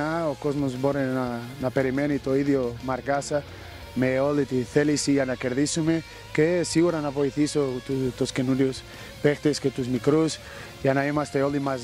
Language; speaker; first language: Greek; non-native, fluent; Portuguese